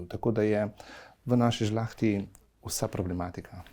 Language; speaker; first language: Slovenian; native; Slovenian